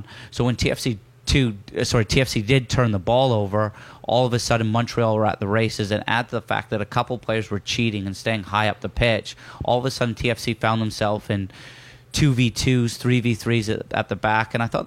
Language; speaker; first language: English; native; English